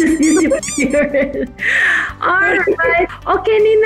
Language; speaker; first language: English; non-native, local second language; Indonesian